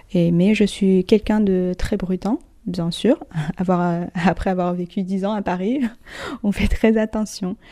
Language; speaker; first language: French; non-native, fluent; Chinese